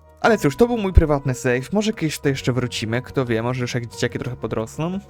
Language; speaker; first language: Polish; native; Polish